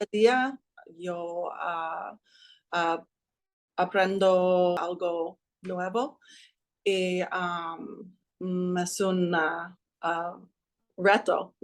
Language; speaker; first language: Spanish; non-native, learner; English